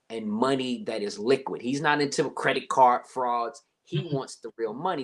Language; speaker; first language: English; native; English